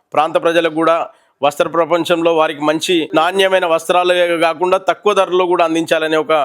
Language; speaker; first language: Telugu; native; Telugu